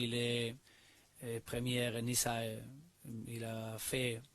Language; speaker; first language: French; non-native, learner; Spanish